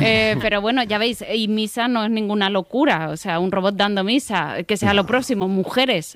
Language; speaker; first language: Spanish; native; Spanish